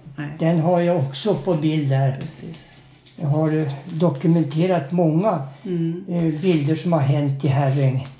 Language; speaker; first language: Swedish; native; Swedish